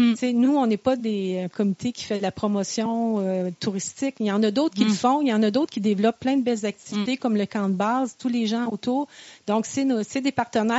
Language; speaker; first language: French; native; French